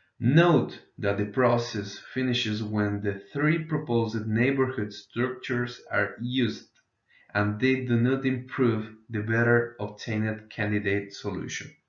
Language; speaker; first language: English; non-native, fluent; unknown